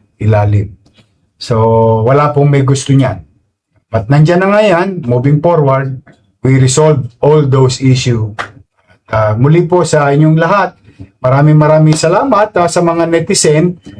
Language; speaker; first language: Filipino; native; Filipino